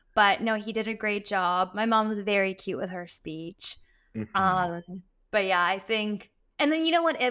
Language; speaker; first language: English; early bilingual, other home language; Arabic